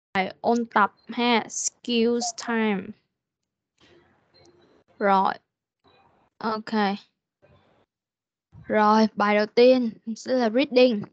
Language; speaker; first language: Vietnamese; native; Vietnamese